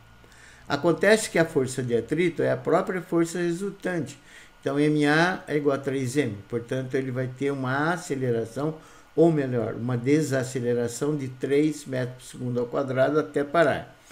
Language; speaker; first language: Portuguese; native; Portuguese